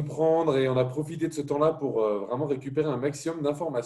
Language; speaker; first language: French; native; French